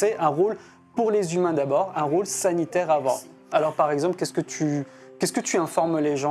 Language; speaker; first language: French; native; French